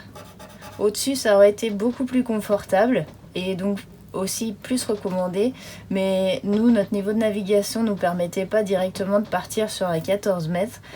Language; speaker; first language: French; native; French